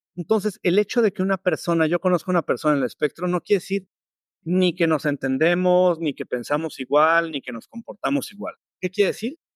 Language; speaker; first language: Spanish; native; Spanish